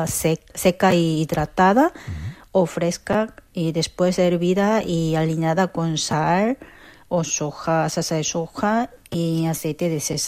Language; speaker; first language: Spanish; non-native, fluent; Korean